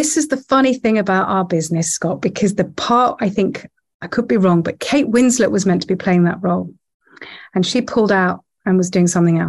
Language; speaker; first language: English; native; English